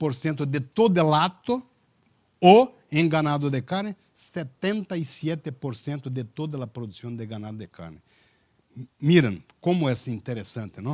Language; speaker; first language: Spanish; non-native, learner; Portuguese